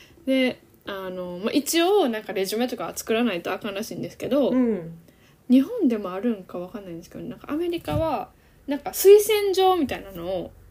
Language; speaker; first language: Japanese; native; Japanese